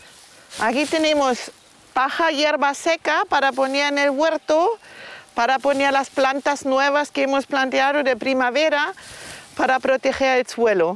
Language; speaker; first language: Spanish; non-native, fluent; German